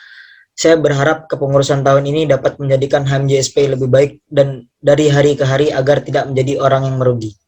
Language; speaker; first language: Malay; native; Malay